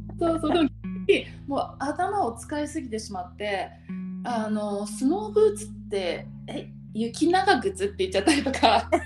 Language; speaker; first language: Japanese; native; Japanese